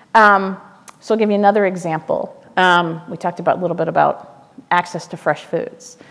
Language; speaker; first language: English; native; English